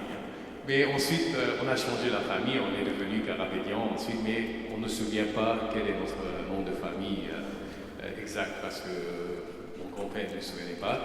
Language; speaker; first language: French; non-native, fluent; Armenian